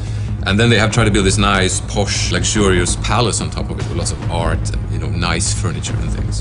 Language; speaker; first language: English; non-native, fluent; Swedish